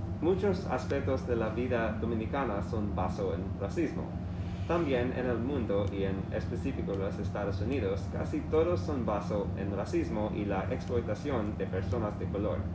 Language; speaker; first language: Spanish; non-native, learner; English